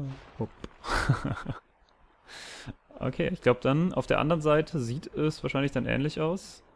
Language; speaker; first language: German; native; German